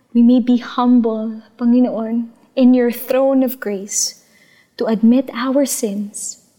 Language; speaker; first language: English; non-native, local second language; Filipino